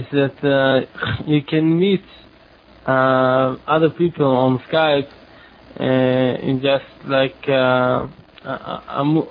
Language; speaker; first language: English; non-native, fluent; Hebrew